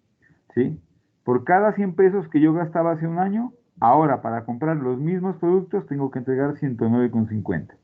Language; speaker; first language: Spanish; native; Spanish